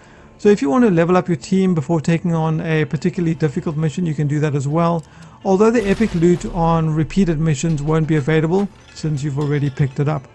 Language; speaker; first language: English; native; English